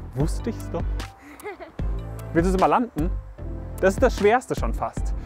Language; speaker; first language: German; native; German